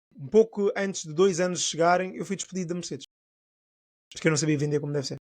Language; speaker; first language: Portuguese; non-native, local second language; Upper Guinea Crioulo